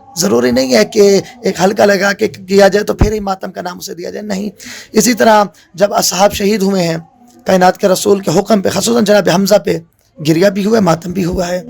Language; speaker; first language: Urdu; native; Urdu